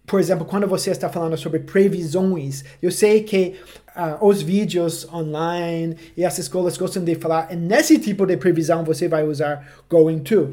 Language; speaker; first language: Portuguese; non-native, fluent; English